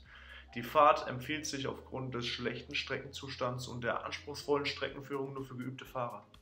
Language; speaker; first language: German; native; German